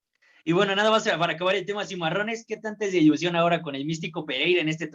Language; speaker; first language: Spanish; native; Spanish